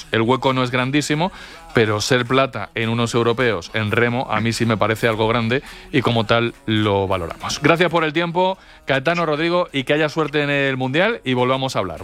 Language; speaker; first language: Spanish; native; Spanish